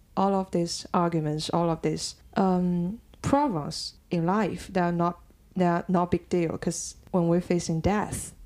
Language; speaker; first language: English; non-native, fluent; Chinese